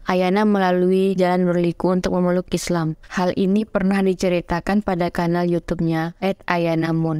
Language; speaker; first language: Indonesian; native; Indonesian